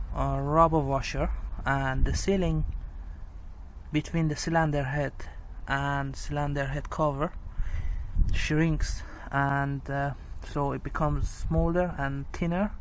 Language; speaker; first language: English; non-native, fluent; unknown